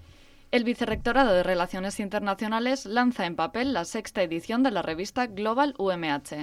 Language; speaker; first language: Spanish; native; Spanish